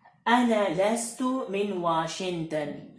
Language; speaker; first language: Arabic; non-native, fluent; Urdu